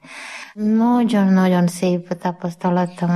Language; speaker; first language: Hungarian; non-native, learner; Malayalam